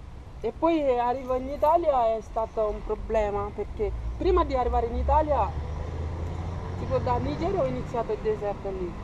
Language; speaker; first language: Italian; non-native, fluent; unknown